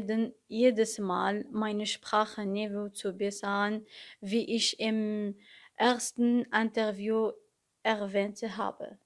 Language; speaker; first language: German; non-native, learner; Arabic